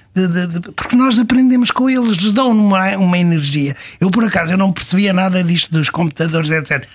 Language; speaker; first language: Portuguese; native; Portuguese